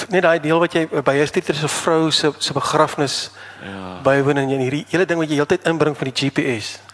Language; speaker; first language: Afrikaans; native; Afrikaans